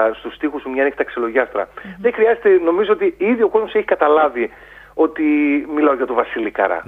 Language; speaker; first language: Greek; native; Greek